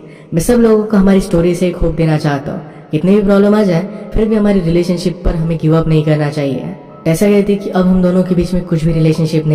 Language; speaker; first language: Hindi; native; Hindi